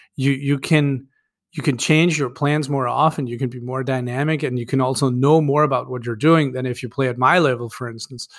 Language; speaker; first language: English; non-native, fluent; Danish